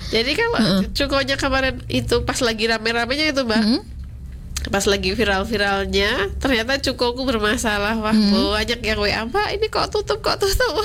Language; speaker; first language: Indonesian; non-native, local second language; Javanese